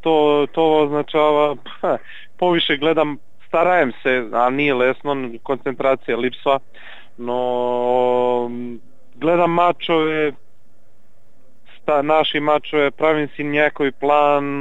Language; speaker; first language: Bulgarian; non-native, learner; Serbian